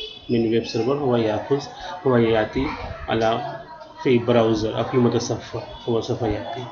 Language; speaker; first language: Arabic; non-native, learner; Urdu